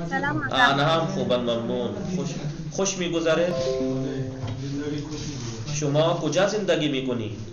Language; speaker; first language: Persian; non-native, fluent; Urdu